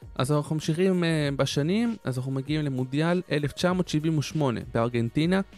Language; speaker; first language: Hebrew; native; Hebrew